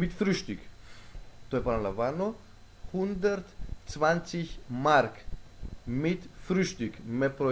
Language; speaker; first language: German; non-native, fluent; Greek